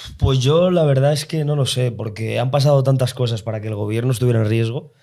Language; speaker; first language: Spanish; native; Spanish